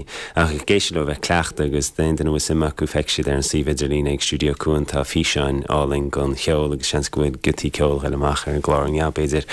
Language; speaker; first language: Irish; native; Irish